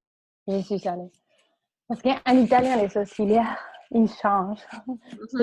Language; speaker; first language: French; non-native, fluent; Spanish